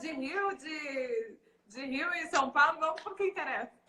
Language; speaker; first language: Portuguese; native; Portuguese